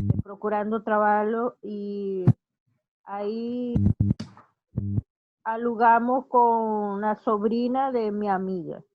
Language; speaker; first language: Portuguese; non-native, learner; Spanish